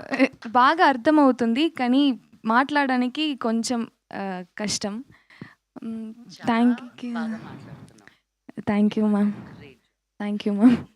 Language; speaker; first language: Telugu; non-native, learner; Tamil